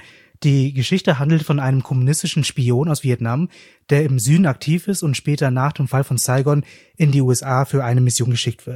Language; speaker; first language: German; native; German